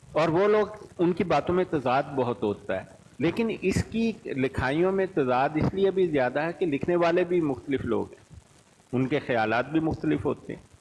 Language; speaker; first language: Urdu; non-native, local second language; Punjabi